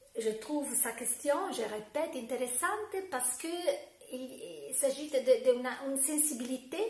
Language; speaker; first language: French; non-native, fluent; Italian